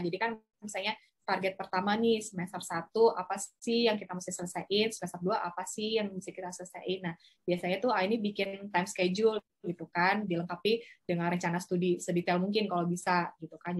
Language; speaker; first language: Indonesian; native; Indonesian